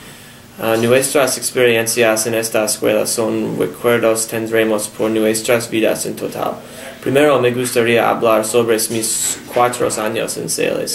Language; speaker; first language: Spanish; non-native, learner; English